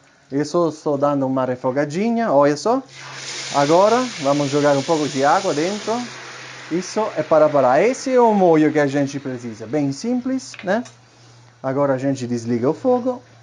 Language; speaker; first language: Portuguese; non-native, fluent; Italian